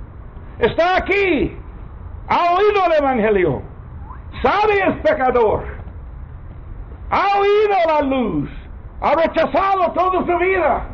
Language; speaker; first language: Spanish; non-native, learner; English